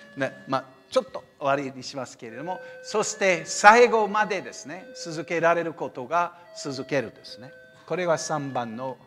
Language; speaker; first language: Japanese; non-native, fluent; English